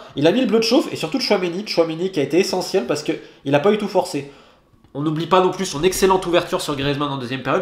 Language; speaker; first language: French; native; French